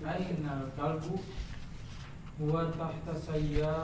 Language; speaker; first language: Arabic; non-native, learner; Indonesian